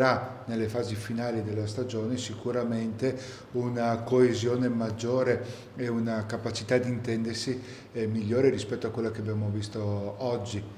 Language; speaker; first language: Italian; native; Italian